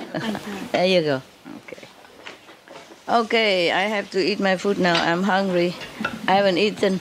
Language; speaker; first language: English; non-native, fluent; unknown